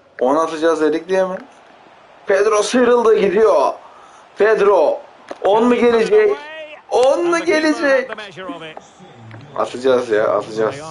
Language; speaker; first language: Turkish; native; Turkish